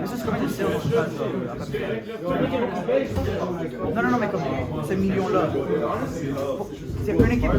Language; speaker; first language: French; non-native, local second language; English